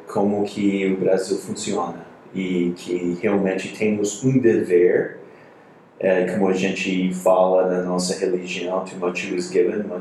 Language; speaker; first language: Portuguese; non-native, fluent; English